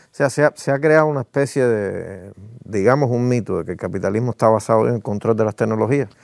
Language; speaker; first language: Spanish; native; Spanish